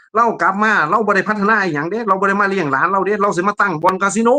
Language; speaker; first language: Thai; native; Thai